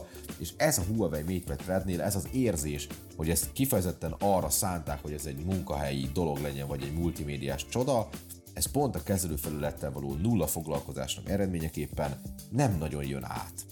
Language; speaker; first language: Hungarian; native; Hungarian